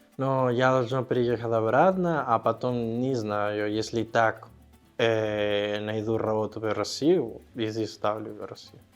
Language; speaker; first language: Russian; non-native, learner; Spanish